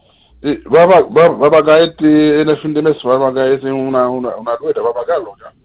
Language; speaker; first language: Spanish; non-native, learner; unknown